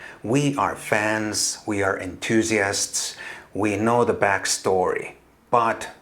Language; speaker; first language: English; non-native, fluent; Finnish